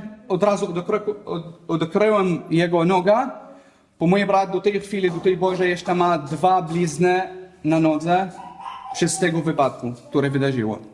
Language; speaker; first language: Polish; non-native, learner; Arabic